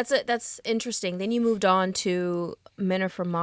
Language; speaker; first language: English; native; English